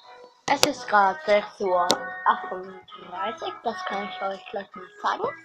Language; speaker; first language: German; early bilingual, other home language; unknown